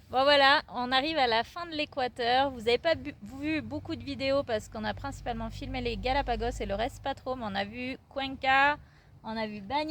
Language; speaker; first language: French; native; French